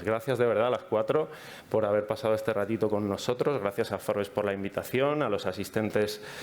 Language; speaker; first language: Spanish; native; Spanish